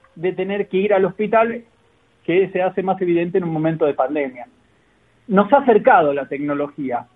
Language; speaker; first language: Spanish; native; Spanish